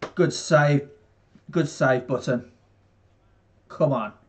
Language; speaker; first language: English; native; English